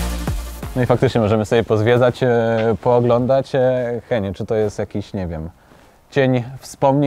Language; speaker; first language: Polish; native; Polish